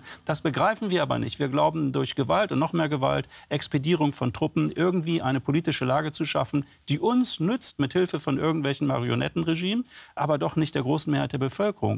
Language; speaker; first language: German; native; German